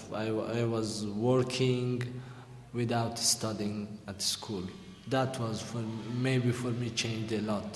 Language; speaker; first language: English; non-native, learner; Persian